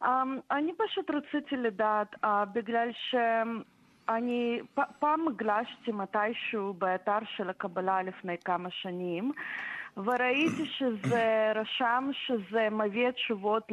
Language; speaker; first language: Hebrew; non-native, fluent; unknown